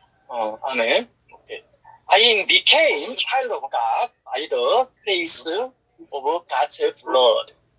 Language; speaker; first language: English; non-native, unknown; Korean